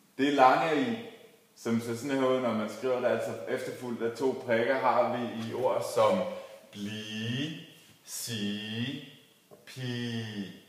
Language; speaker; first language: Danish; native; Danish